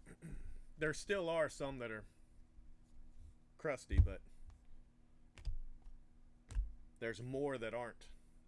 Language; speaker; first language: English; native; English